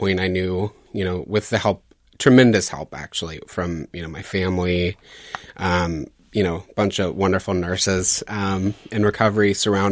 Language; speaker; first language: English; native; English